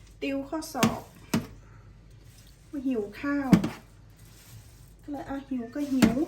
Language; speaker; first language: Thai; native; Thai